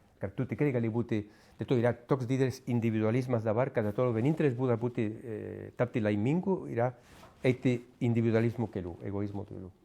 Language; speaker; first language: Lithuanian; non-native, fluent; Spanish